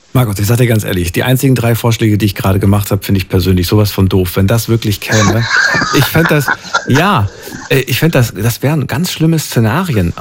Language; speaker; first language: German; native; German